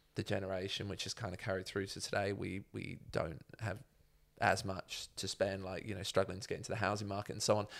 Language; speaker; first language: English; native; English